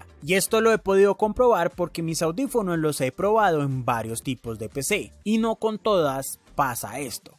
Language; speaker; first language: Spanish; native; Spanish